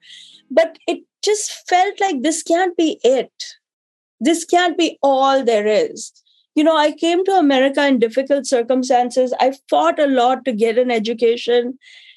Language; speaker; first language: English; non-native, local second language; Hindi